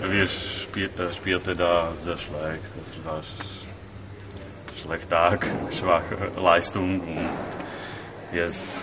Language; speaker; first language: German; non-native, learner; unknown